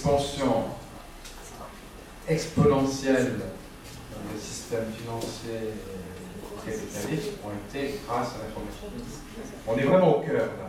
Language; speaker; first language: French; native; French